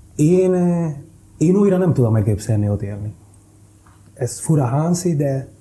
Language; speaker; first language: Hungarian; non-native, fluent; Spanish